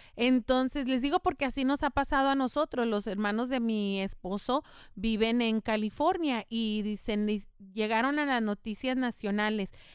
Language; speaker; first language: Spanish; native; Spanish